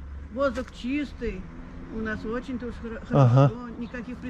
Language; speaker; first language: Russian; native; Russian